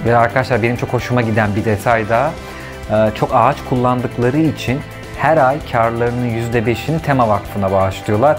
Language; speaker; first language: Turkish; native; Turkish